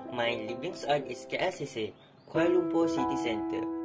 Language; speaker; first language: German; non-native, learner; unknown